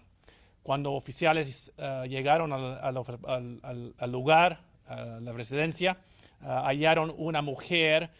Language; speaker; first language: Spanish; early bilingual, heritage; English